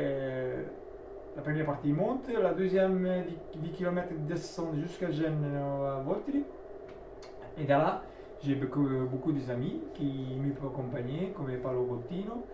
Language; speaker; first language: French; non-native, learner; Italian